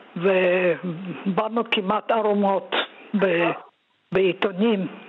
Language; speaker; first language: Hebrew; non-native, fluent; Polish